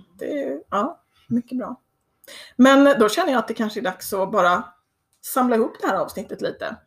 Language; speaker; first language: Swedish; native; Swedish